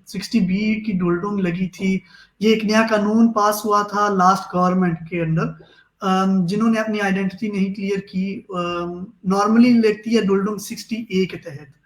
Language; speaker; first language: Urdu; native; Urdu